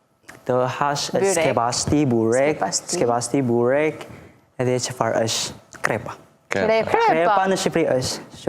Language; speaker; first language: Albanian; non-native, learner; Indonesian